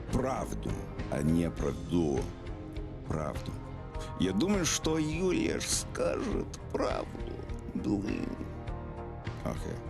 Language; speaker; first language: Russian; non-native, learner; English